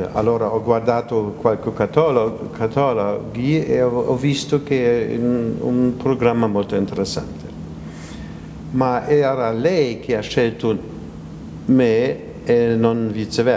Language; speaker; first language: Italian; non-native, fluent; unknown